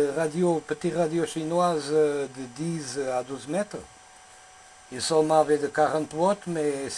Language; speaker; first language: French; non-native, learner; Portuguese